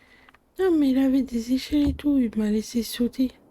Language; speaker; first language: French; native; French